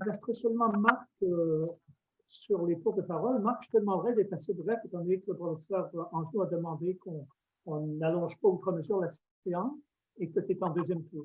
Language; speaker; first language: French; native; French